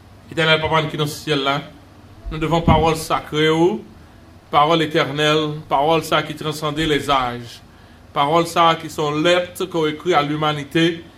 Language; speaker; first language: French; native; French